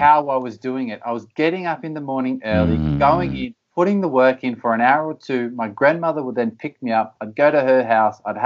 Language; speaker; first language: English; native; English